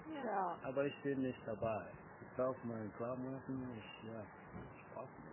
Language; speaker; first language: German; non-native, learner; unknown